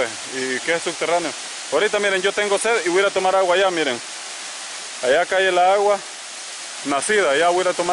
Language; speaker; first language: Spanish; native; Spanish